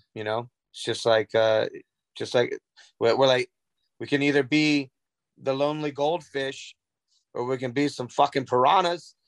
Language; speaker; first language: English; native; English